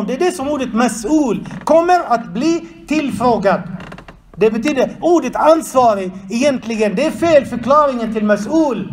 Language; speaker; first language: Swedish; non-native, fluent; Arabic